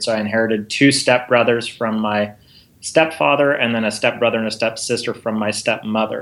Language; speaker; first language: English; native; English